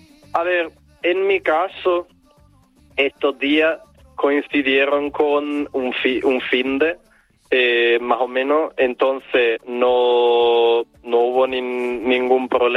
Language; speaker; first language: Spanish; non-native, fluent; Italian